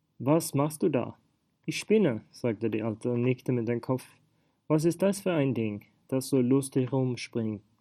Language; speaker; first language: German; non-native, fluent; Swedish